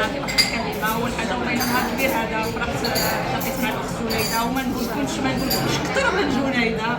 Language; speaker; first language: Arabic; native; Arabic